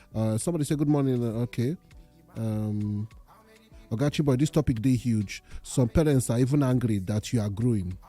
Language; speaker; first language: Nigerian Pidgin; native; Nigerian Pidgin